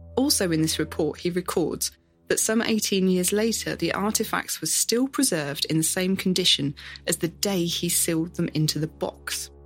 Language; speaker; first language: English; native; English